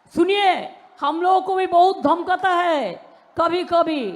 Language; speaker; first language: Hindi; non-native, local second language; Bangla